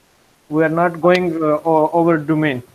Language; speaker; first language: English; non-native, fluent; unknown